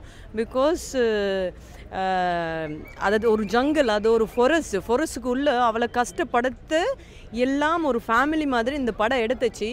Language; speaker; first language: Tamil; non-native, fluent; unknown